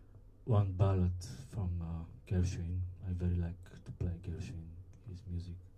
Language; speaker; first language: English; non-native, learner; Bulgarian